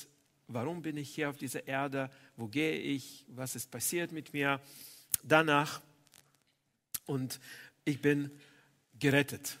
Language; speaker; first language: German; non-native, fluent; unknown